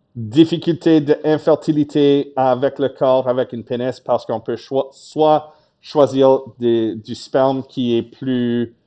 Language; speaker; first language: French; non-native, fluent; English